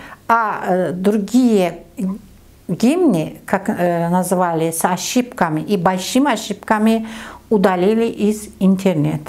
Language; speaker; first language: Russian; non-native, learner; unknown